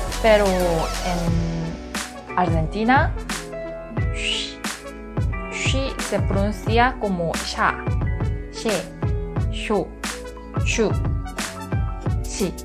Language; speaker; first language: Spanish; non-native, learner; Korean